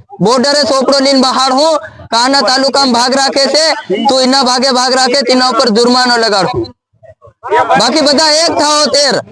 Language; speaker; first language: Gujarati; non-native, local second language; Bhili